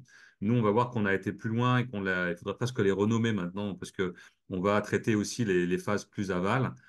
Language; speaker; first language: French; native; French